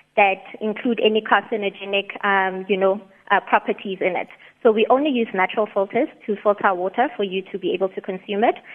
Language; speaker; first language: English; non-native, local second language; Tswana